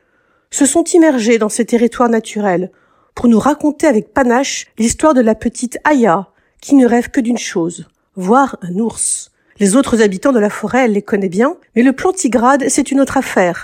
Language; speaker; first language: French; native; French